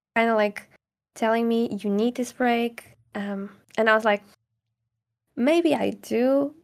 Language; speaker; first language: English; non-native, fluent; Portuguese